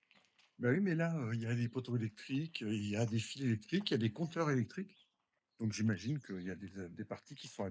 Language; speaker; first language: French; native; French